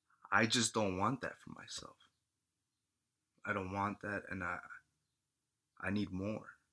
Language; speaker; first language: English; early bilingual, other home language; Spanish